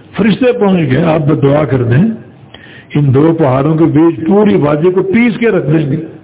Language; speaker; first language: Urdu; native; Urdu